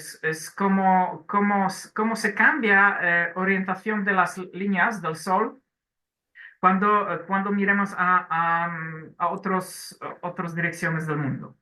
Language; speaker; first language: Spanish; non-native, learner; Polish